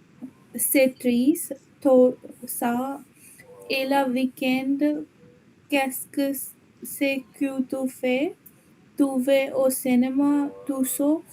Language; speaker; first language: French; non-native, learner; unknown